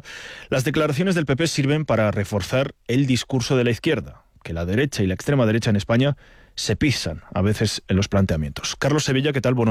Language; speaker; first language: Spanish; native; Spanish